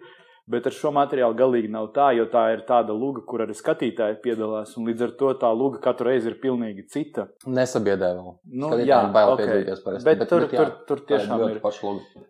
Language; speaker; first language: Latvian; non-native, local second language; Russian